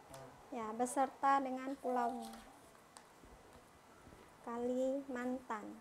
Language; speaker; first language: Indonesian; native; Indonesian